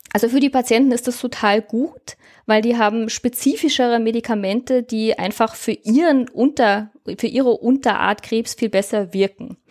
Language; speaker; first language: German; native; German